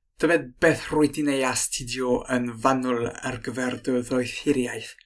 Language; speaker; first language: Welsh; non-native, fluent; French